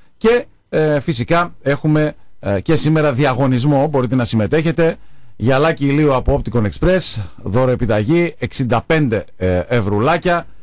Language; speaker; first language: Greek; native; Greek